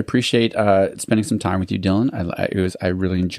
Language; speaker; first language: English; native; English